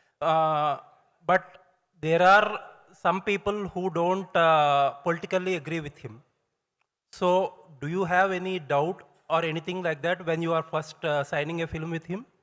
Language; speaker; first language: English; non-native, local second language; Telugu